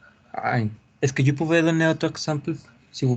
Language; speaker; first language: French; non-native, learner; Spanish